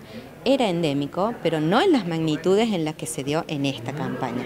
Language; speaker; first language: Spanish; native; Spanish